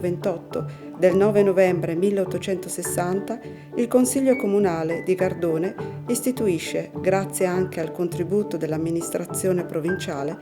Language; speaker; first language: Italian; native; Italian